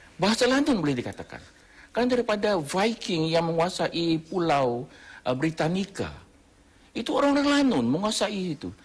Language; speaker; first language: Malay; non-native, fluent; Thai